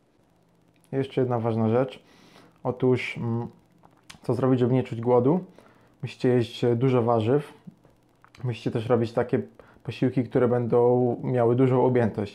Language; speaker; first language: Polish; native; Polish